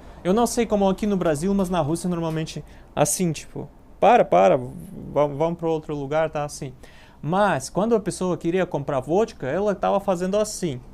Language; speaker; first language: Portuguese; non-native, learner; Russian